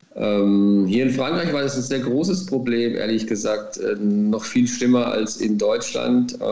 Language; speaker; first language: German; native; German